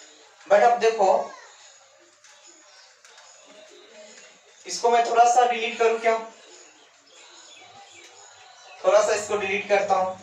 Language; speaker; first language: Hindi; native; Hindi